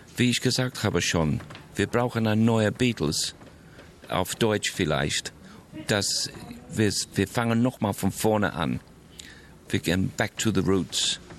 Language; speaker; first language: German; non-native, fluent; English